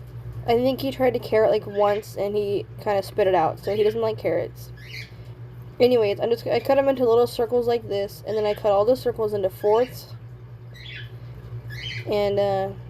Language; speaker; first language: English; native; English